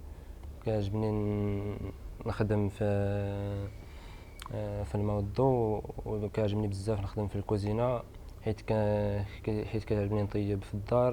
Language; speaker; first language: Arabic; non-native, local second language; Berber languages